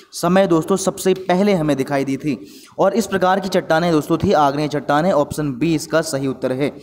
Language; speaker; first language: Hindi; native; Hindi